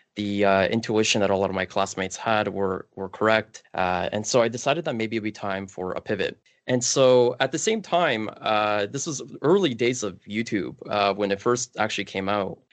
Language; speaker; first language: English; early bilingual, other home language; Polish